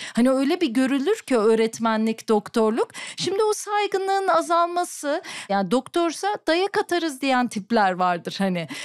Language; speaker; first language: Turkish; native; Turkish